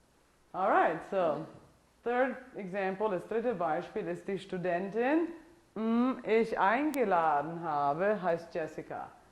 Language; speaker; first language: German; non-native, fluent; English